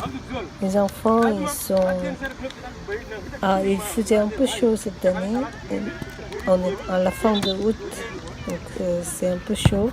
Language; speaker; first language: French; non-native, fluent; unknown